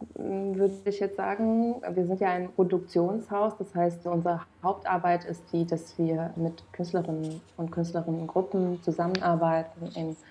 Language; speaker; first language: German; non-native, fluent; Romanian